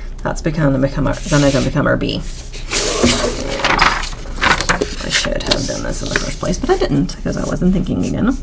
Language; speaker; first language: English; native; English